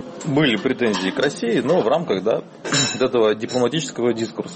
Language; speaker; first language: Russian; native; Russian